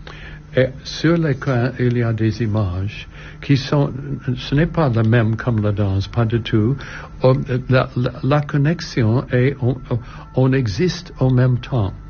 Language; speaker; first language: French; non-native, learner; English